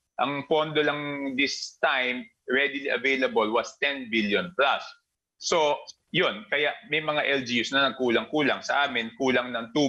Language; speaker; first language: Filipino; native; Filipino